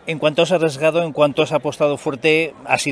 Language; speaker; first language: Spanish; native; Spanish